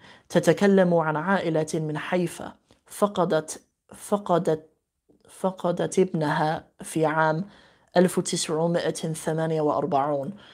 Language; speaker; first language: Arabic; non-native, fluent; English